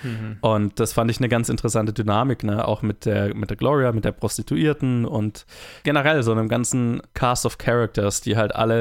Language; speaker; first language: German; native; German